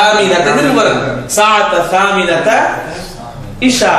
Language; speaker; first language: Arabic; non-native, fluent; Tamil